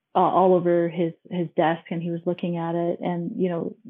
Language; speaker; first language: English; non-native, local second language; Cantonese